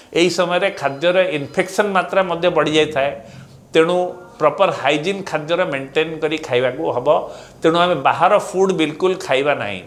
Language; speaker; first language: Odia; non-native, local second language; Hindi